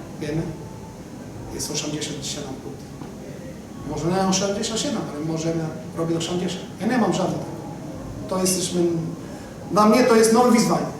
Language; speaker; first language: Polish; non-native, fluent; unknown